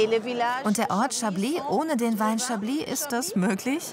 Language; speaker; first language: German; native; German